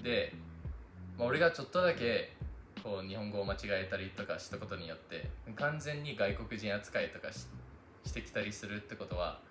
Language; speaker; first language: Japanese; non-native, fluent; English